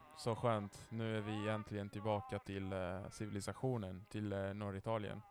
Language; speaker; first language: Swedish; non-native, fluent; Italian